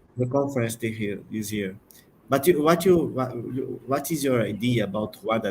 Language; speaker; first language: English; non-native, learner; Portuguese